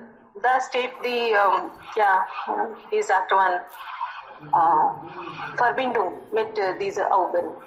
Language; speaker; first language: German; non-native, learner; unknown